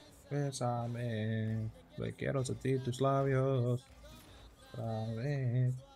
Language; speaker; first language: Spanish; early bilingual, heritage; Spanish